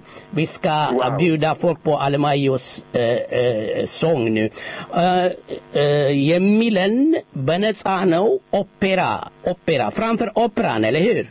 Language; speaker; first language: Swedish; non-native, fluent; Amharic